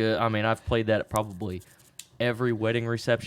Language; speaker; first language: English; native; English